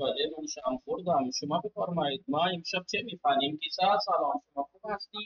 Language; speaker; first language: Persian; non-native, fluent; Urdu